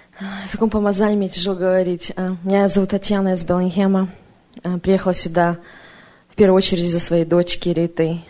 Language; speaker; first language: Russian; native; Russian